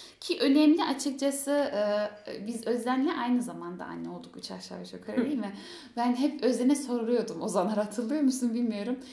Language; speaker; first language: Turkish; early bilingual, heritage; Turkish